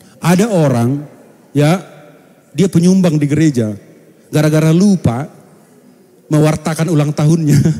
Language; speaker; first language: Indonesian; non-native, local second language; Batak Toba